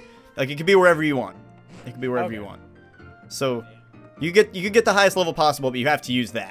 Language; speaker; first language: English; native; English